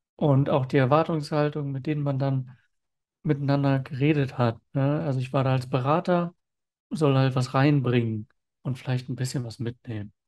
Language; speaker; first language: German; native; German